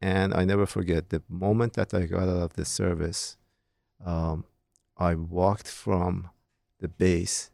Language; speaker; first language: English; non-native, fluent; Persian